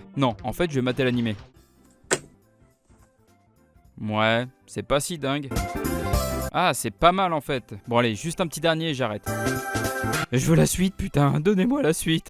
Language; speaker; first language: French; native; French